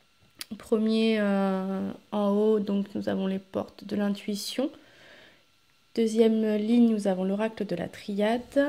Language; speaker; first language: French; native; French